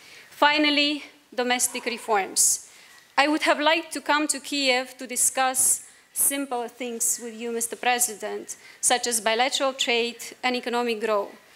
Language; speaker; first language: English; non-native, fluent; Romanian